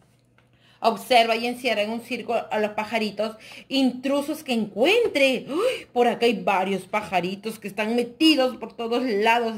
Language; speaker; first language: Spanish; native; Spanish